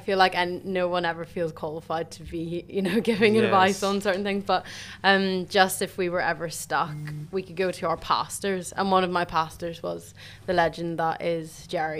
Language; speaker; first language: English; native; English